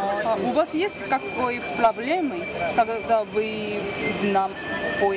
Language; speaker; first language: Russian; non-native, learner; Korean